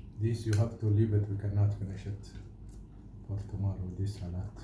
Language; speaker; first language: English; non-native, learner; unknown